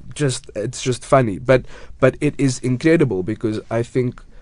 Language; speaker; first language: English; native; English